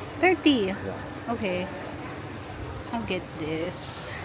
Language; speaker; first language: English; non-native, local second language; Filipino